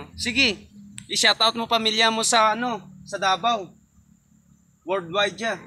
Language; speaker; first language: Filipino; non-native, local second language; Cebuano